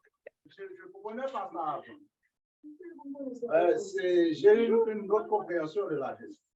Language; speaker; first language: French; non-native, local second language; Haitian Creole